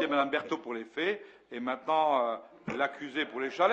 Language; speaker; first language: French; native; French